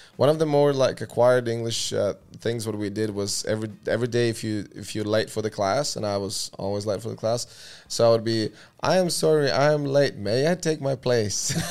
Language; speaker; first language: English; non-native, fluent; Russian